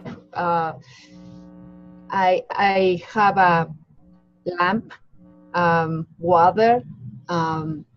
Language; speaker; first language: English; non-native, learner; Spanish